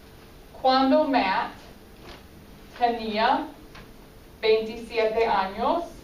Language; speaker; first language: Spanish; non-native, fluent; English